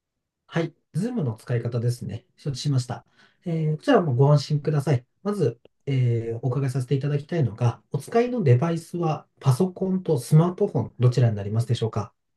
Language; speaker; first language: Japanese; native; Japanese